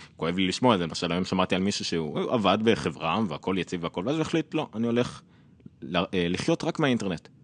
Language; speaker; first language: Hebrew; native; Hebrew